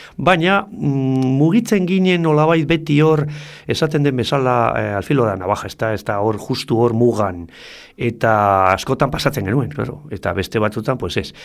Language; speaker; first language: Basque; non-native, local second language; Spanish